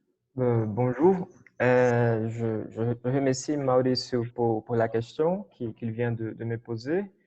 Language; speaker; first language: French; non-native, fluent; Portuguese